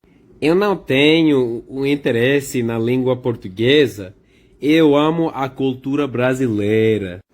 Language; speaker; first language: Portuguese; non-native, learner; English